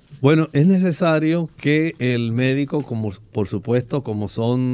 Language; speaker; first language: Spanish; native; Spanish